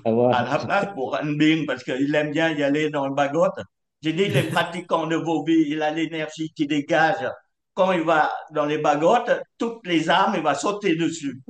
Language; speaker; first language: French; non-native, fluent; Vietnamese